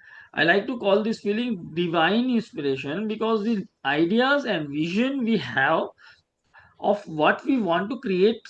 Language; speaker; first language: English; non-native, local second language; Hindi